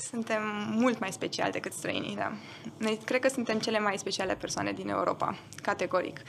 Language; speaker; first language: Romanian; non-native, local second language; German